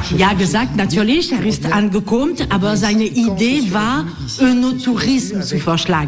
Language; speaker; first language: German; non-native, learner; French